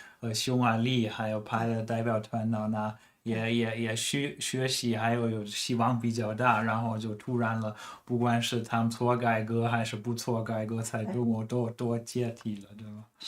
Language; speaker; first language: Chinese; non-native, fluent; German